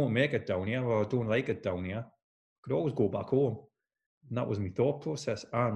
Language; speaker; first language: English; native; English